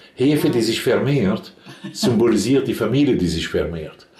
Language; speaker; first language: German; non-native, fluent; Arabic